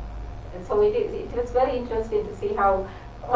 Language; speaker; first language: English; non-native, local second language; Sinhala